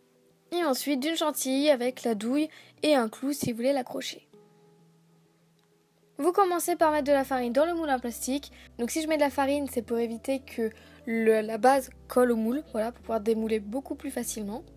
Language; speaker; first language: French; native; French